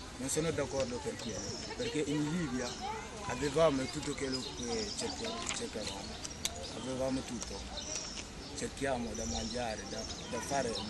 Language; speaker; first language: Italian; non-native, learner; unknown